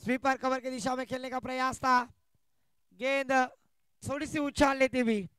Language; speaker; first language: Hindi; non-native, local second language; Marathi